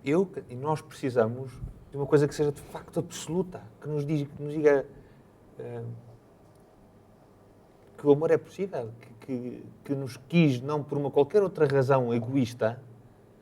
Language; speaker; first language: Portuguese; native; Portuguese